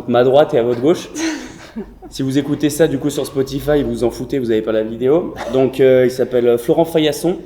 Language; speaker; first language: French; native; French